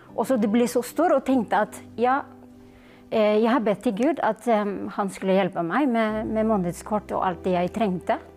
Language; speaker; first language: Norwegian; non-native, fluent; Filipino